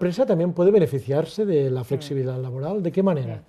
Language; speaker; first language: Spanish; native; Spanish